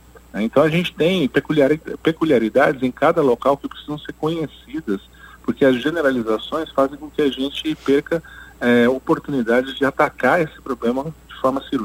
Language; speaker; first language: Portuguese; native; Portuguese